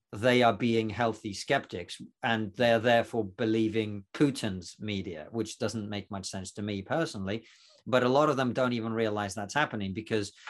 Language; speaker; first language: English; non-native, fluent; Russian